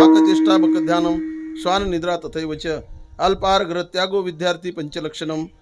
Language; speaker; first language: Hindi; non-native, local second language; Marathi